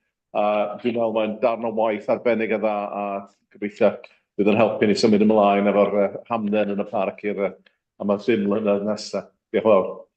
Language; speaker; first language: Welsh; native; Welsh